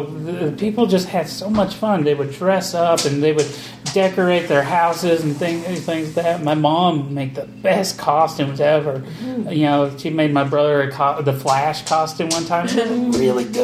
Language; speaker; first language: English; native; English